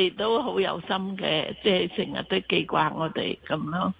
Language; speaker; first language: Cantonese; native; Cantonese